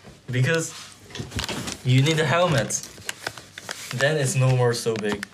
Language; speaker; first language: English; non-native, fluent; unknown